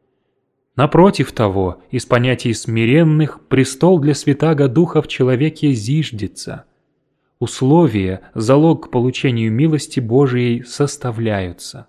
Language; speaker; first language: Russian; native; Russian